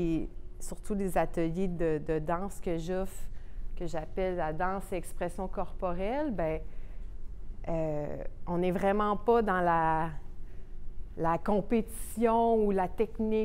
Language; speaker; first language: French; native; French